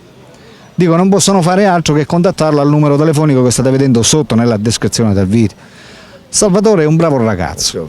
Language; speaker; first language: Italian; native; Italian